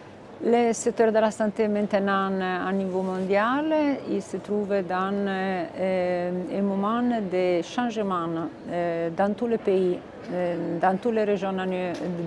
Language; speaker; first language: French; non-native, fluent; Italian